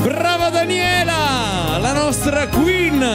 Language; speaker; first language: Italian; native; Italian